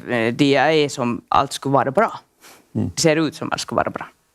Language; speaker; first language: Swedish; non-native, local second language; Finnish